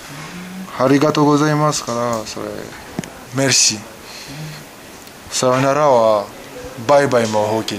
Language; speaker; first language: Japanese; non-native, learner; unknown